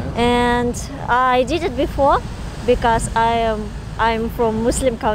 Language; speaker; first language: English; non-native, learner; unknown